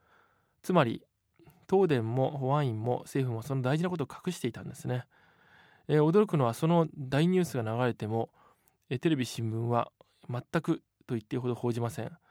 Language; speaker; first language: Japanese; native; Japanese